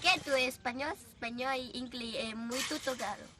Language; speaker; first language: Spanish; non-native, learner; Chinese